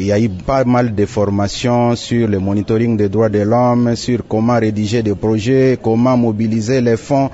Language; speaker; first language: French; non-native, local second language; Swahili